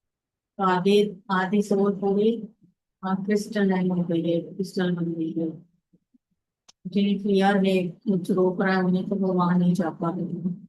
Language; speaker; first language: Hindi; native; Hindi